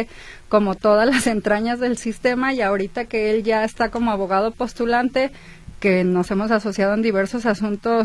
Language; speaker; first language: Spanish; native; Spanish